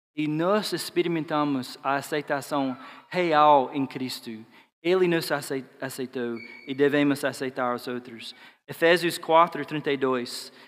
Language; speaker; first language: Portuguese; non-native, fluent; English